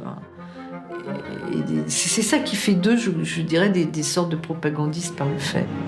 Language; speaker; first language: French; native; French